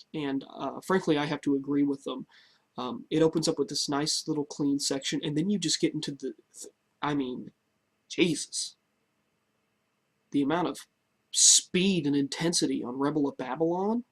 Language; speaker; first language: English; native; English